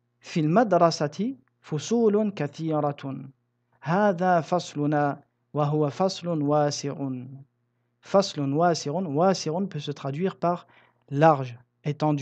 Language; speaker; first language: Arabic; non-native, fluent; French